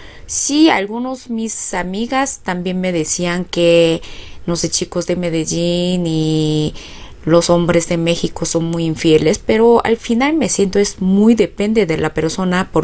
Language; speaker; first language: Spanish; non-native, fluent; Korean